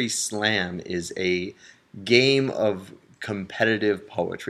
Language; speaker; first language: English; native; English